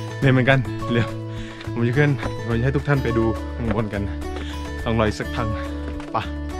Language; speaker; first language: Thai; non-native, local second language; Karen languages